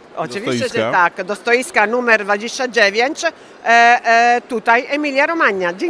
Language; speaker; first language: Polish; non-native, learner; Italian